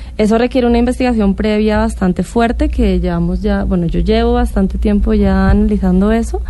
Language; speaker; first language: Spanish; non-native, local second language; Catalan